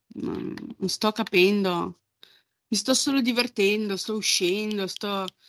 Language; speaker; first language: Italian; early bilingual, other home language; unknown